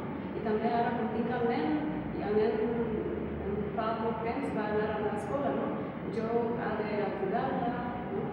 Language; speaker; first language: Catalan; non-native, learner; Romanian